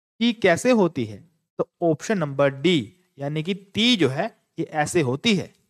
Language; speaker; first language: Hindi; native; Hindi